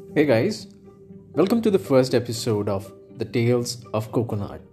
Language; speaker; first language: English; non-native, local second language; Malayalam